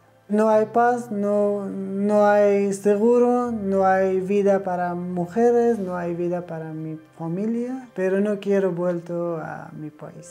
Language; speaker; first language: Spanish; non-native, learner; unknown